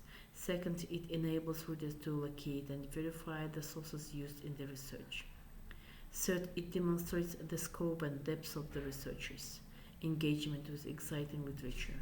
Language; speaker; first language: English; non-native, fluent; Kazakh